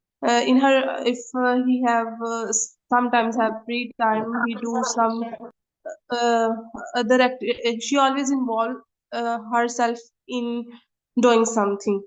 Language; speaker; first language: English; non-native, learner; Urdu